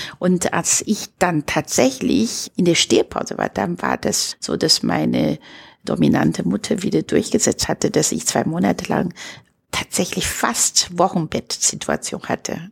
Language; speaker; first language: German; non-native, fluent; Chinese